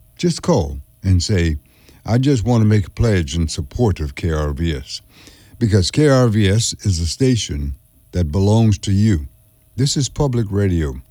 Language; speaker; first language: English; early bilingual, other home language; French